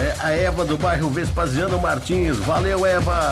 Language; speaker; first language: Portuguese; native; Portuguese